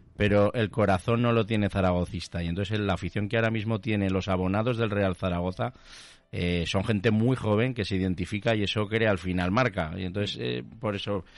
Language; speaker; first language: Spanish; native; Spanish